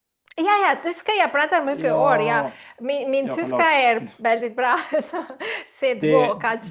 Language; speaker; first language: Swedish; non-native, learner; Spanish